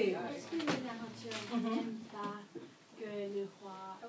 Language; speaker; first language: French; non-native, learner; English